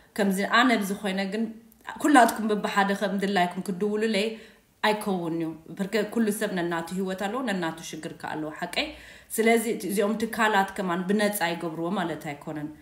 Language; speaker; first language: Tigrinya; native; Tigrinya